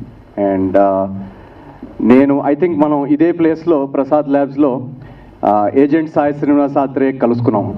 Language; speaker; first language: Telugu; native; Telugu